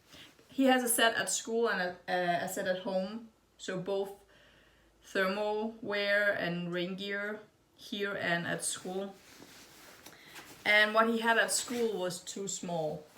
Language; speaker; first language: English; non-native, fluent; Danish